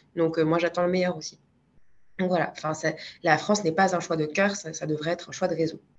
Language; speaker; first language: French; non-native, local second language; Arabic